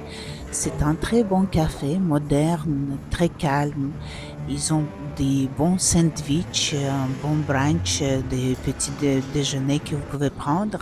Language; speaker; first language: French; non-native, fluent; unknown